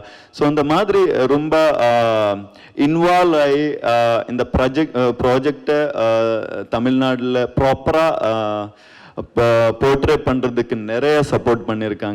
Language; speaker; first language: Tamil; non-native, learner; Kannada